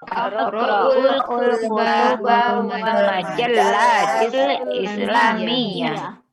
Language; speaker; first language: Arabic; non-native, learner; Indonesian